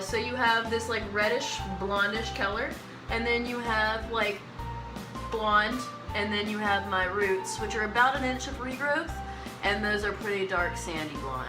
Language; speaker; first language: English; native; English